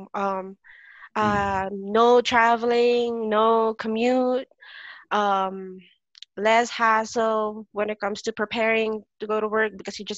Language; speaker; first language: English; non-native, local second language; Filipino